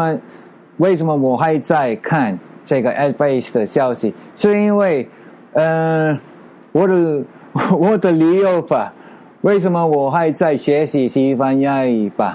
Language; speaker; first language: Chinese; non-native, learner; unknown